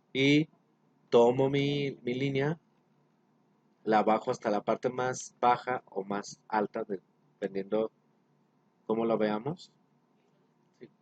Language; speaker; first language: Spanish; native; Spanish